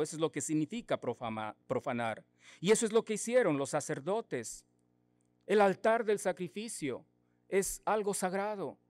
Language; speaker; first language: Spanish; native; Spanish